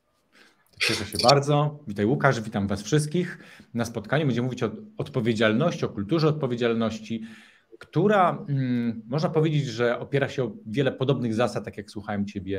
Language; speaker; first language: Polish; native; Polish